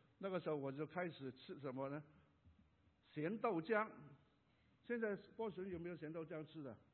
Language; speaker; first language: Chinese; non-native, local second language; Cantonese